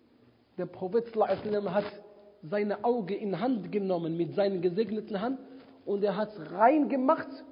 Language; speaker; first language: German; non-native, fluent; Arabic